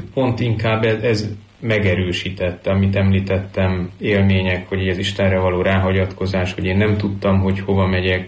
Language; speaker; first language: Hungarian; native; Hungarian